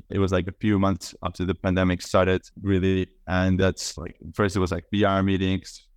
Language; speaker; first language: English; non-native, fluent; Estonian